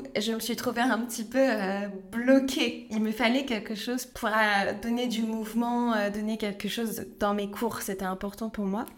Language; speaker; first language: French; native; French